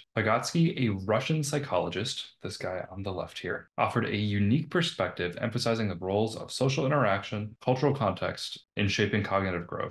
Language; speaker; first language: English; native; English